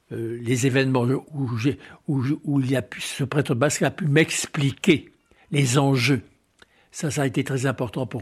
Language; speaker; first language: French; native; French